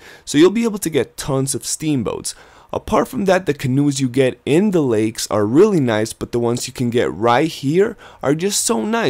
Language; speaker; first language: English; native; English